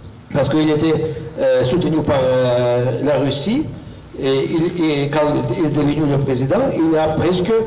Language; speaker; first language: French; non-native, fluent; Russian